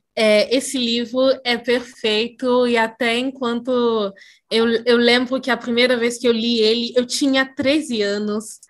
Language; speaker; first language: Portuguese; early bilingual, other home language; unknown